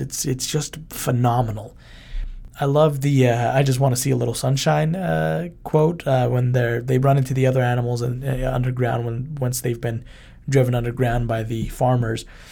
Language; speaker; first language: English; early bilingual, other home language; Spanish